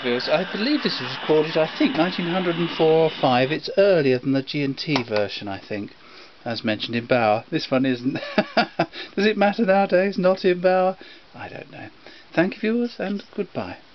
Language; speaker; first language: English; native; English